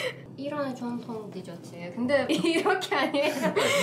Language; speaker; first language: Korean; non-native, learner; Persian